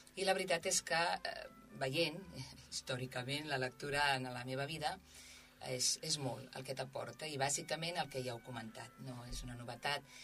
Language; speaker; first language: Catalan; native; Catalan